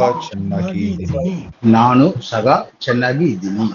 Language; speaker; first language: Kannada; non-native, learner; Telugu